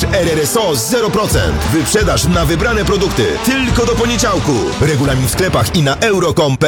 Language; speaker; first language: Polish; native; Polish